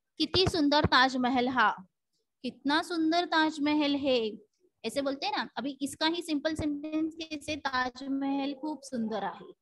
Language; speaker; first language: Hindi; non-native, local second language; Marathi